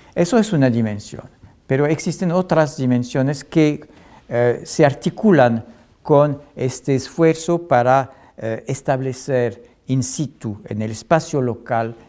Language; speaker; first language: Spanish; non-native, fluent; French